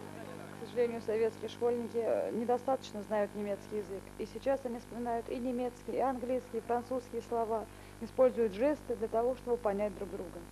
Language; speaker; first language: Russian; native; Russian